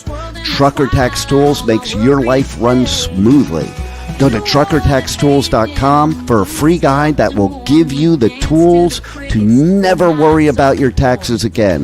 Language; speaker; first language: English; native; English